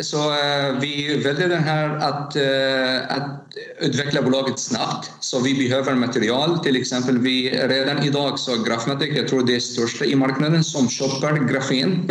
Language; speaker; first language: Swedish; non-native, fluent; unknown